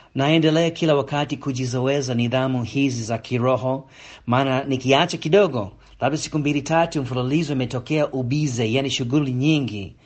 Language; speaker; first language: Swahili; non-native, fluent; English